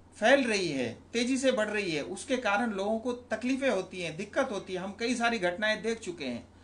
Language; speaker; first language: Hindi; non-native, local second language; Nepali